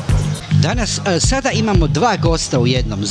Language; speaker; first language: Croatian; native; Croatian